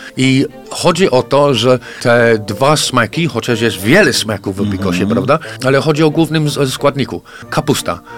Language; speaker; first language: Polish; non-native, fluent; English